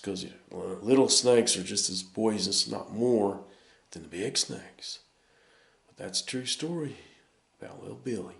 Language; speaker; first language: English; native; English